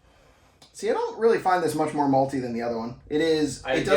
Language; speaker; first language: English; native; English